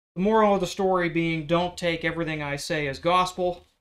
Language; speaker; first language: English; native; English